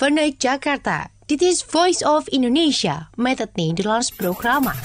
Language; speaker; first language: Dutch; non-native, learner; Indonesian